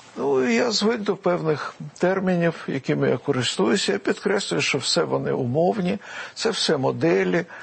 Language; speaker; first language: Ukrainian; non-native, local second language; Russian